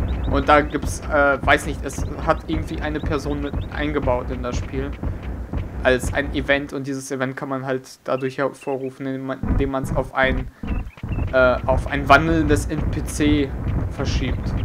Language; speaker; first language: German; native; German